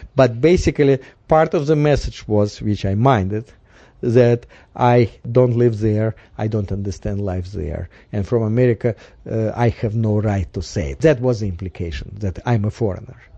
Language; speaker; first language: English; non-native, fluent; Russian